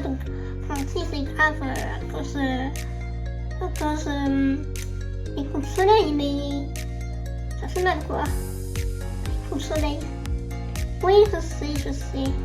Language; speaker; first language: French; native; French